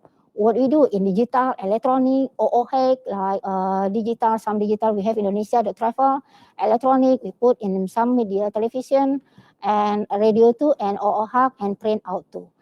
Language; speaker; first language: English; non-native, learner; Indonesian